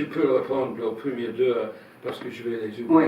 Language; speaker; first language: French; non-native, fluent; English